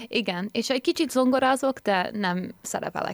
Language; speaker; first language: Hungarian; early bilingual, heritage; Hungarian